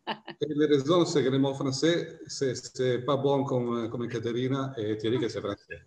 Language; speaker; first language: French; non-native, learner; Italian